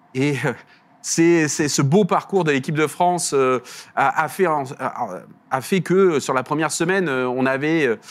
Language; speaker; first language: French; native; French